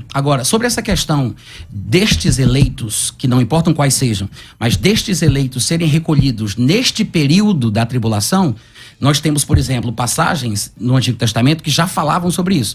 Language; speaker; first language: Portuguese; native; Portuguese